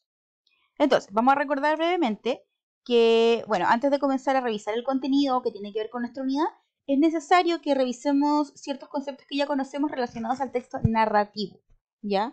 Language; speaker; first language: Spanish; native; Spanish